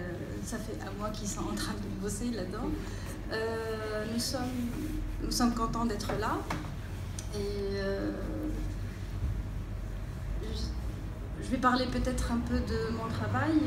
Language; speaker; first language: French; non-native, local second language; Arabic